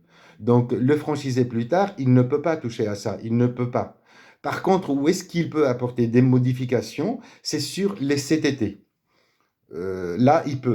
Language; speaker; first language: French; native; French